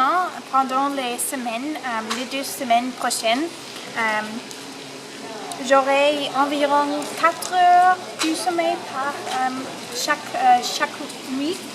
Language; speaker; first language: French; non-native, learner; English